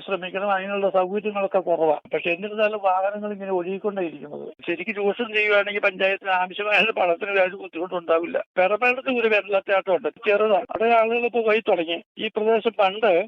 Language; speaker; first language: Malayalam; native; Malayalam